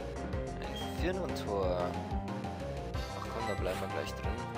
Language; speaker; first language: German; native; German